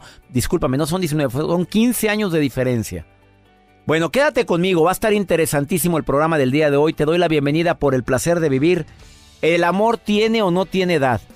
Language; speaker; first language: Spanish; native; Spanish